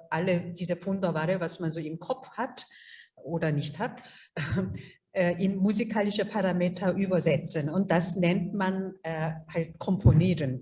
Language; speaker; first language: German; non-native, fluent; Korean